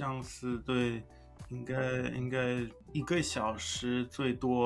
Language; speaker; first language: Chinese; non-native, learner; English